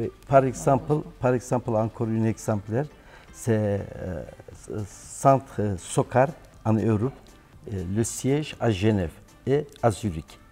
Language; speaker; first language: French; non-native, learner; Turkish